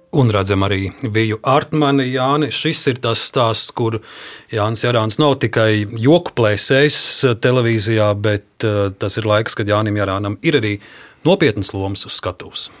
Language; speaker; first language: Latvian; native; Latvian